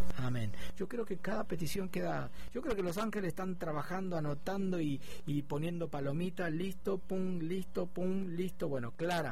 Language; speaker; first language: Spanish; native; Spanish